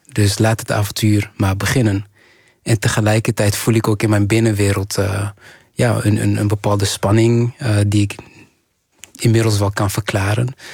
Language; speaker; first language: Dutch; early bilingual, other home language; Kinyarwanda